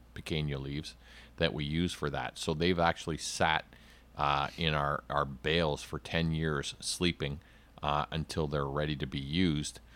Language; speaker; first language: English; native; English